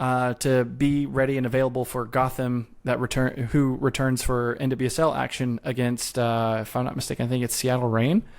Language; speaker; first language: English; native; English